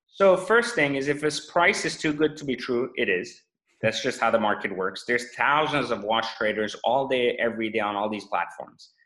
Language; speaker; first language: English; non-native, fluent; French